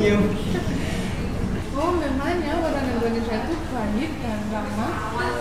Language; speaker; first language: Indonesian; non-native, learner; Malagasy